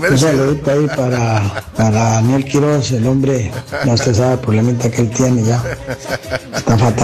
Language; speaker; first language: Spanish; native; Spanish